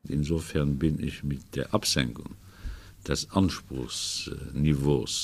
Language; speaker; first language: German; non-native, local second language; Luxembourgish